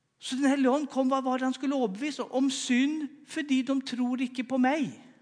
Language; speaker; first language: Swedish; native; Swedish